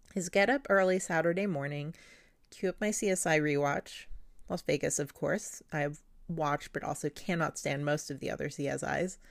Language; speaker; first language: English; non-native, local second language; Filipino